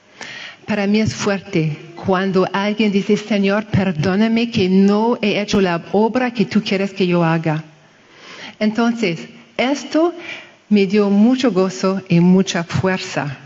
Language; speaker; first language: Spanish; non-native, fluent; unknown